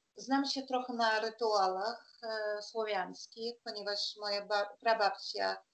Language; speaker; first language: Polish; non-native, fluent; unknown